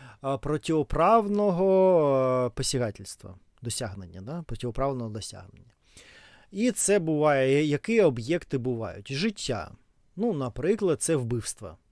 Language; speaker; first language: Ukrainian; non-native, local second language; Russian